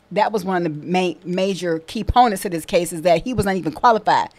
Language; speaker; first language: English; native; English